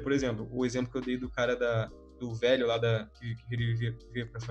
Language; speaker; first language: Portuguese; native; Portuguese